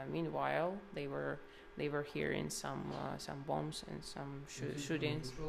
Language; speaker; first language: English; non-native, fluent; Ukrainian